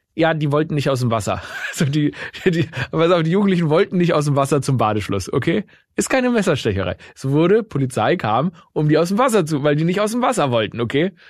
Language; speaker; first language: German; native; German